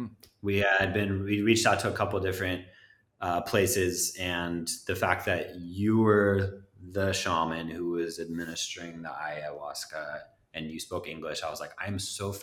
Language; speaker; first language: English; native; English